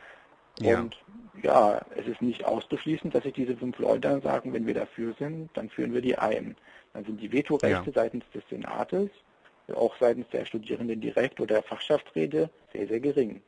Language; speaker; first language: German; native; German